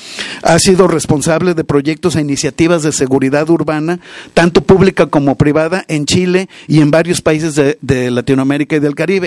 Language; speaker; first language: Spanish; native; Spanish